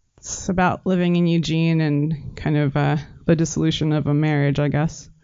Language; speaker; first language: English; native; English